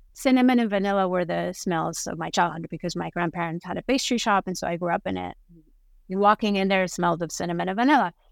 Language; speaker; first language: English; non-native, fluent; Spanish